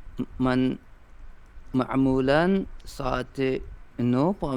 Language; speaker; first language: Persian; non-native, learner; Urdu